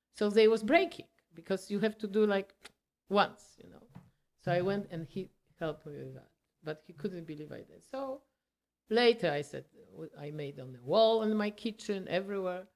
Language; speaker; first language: English; non-native, learner; Polish